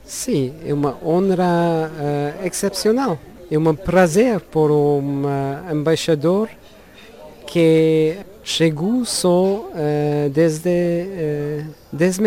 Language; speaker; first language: Portuguese; non-native, learner; Luxembourgish